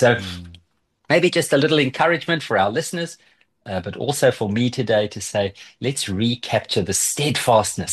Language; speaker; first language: English; native; English